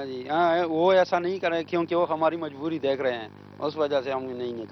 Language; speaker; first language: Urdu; non-native, local second language; Pashto